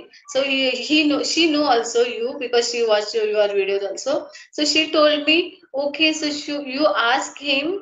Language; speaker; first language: English; non-native, learner; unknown